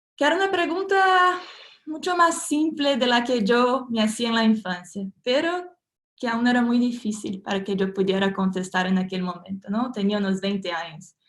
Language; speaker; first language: Spanish; non-native, fluent; Portuguese